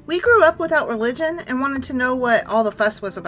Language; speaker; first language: English; native; English